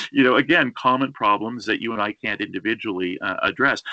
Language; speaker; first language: English; native; English